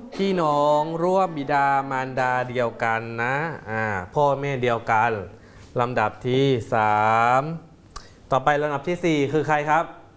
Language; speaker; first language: Thai; native; Thai